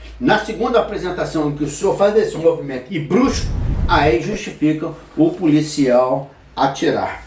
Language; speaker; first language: Portuguese; native; Portuguese